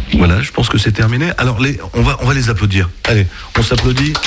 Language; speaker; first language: French; native; French